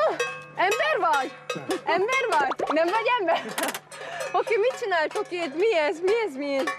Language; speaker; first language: Hungarian; non-native, fluent; Korean